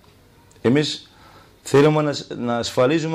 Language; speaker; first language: Greek; non-native, learner; Kurdish